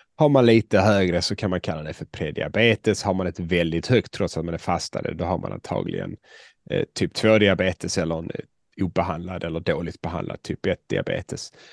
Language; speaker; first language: Swedish; native; Swedish